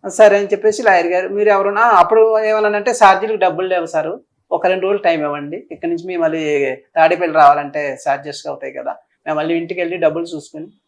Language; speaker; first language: Telugu; native; Telugu